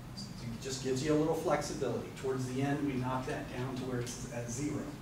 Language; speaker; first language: English; native; English